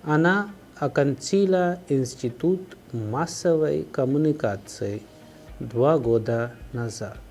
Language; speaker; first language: Russian; non-native, fluent; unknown